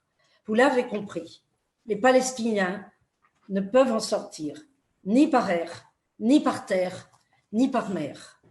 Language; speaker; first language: French; native; French